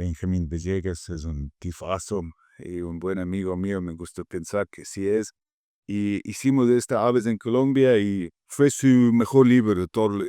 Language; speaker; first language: Spanish; non-native, fluent; English